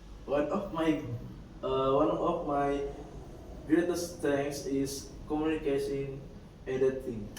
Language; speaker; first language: English; non-native, learner; Indonesian